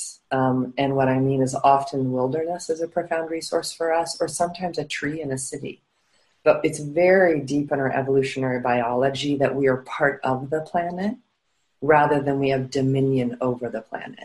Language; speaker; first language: English; native; English